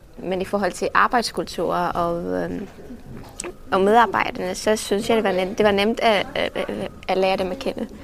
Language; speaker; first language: Danish; non-native, fluent; Arabic